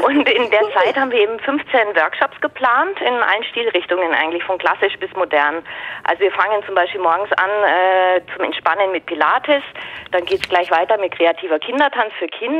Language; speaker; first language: German; native; German